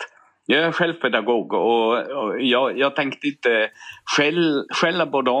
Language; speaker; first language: Swedish; non-native, fluent; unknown